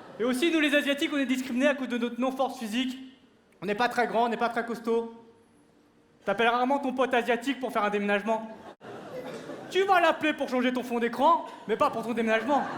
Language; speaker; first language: French; early bilingual, other home language; Vietnamese